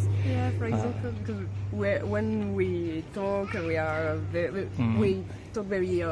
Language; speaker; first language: English; non-native, learner; French